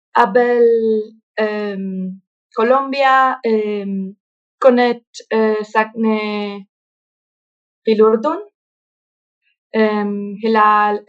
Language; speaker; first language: Arabic; non-native, learner; Spanish